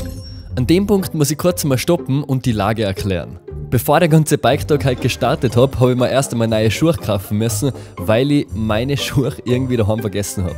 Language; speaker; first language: German; native; German